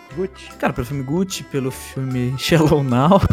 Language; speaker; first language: Portuguese; early bilingual, other home language; Spanish